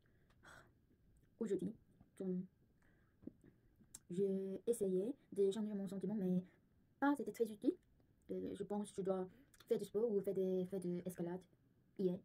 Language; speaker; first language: French; non-native, learner; Korean